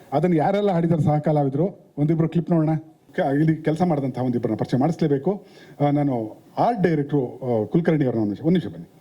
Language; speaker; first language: Kannada; native; Kannada